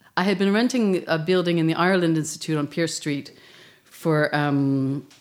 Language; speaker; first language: English; native; English